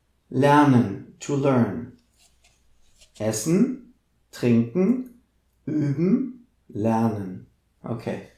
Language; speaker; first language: German; non-native, fluent; English